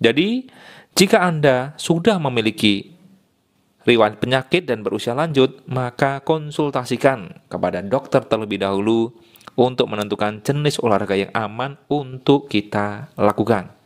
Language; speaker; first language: Indonesian; native; Indonesian